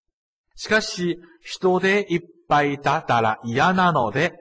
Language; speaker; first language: Japanese; non-native, fluent; Chinese